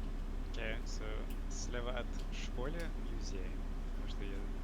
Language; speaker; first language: Russian; non-native, learner; English